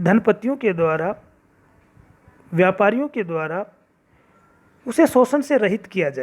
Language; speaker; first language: Hindi; native; Hindi